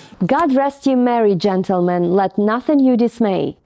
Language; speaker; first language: English; non-native, fluent; Ukrainian